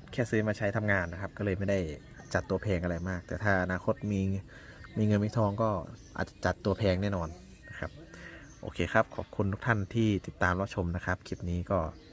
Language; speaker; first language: Thai; native; Thai